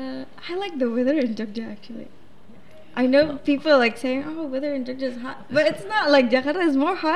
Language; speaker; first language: English; non-native, fluent; Arabic